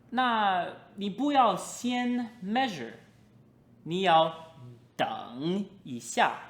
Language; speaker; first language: Chinese; non-native, fluent; English